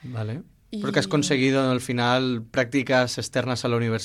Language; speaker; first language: Spanish; native; Spanish